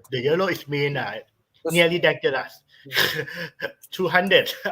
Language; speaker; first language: English; non-native, learner; Thai